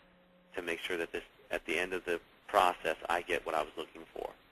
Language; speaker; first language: English; native; English